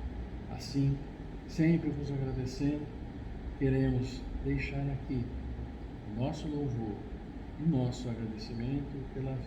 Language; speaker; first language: Portuguese; native; Portuguese